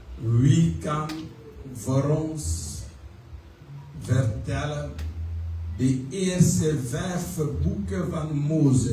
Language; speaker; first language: Dutch; non-native, learner; French